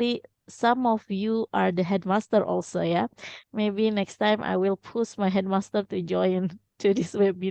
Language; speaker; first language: English; non-native, fluent; Indonesian